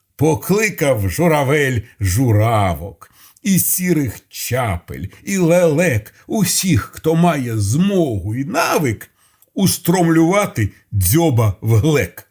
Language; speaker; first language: Ukrainian; non-native, local second language; Russian